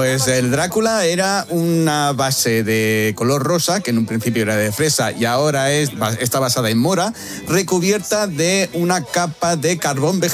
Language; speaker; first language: Spanish; native; Spanish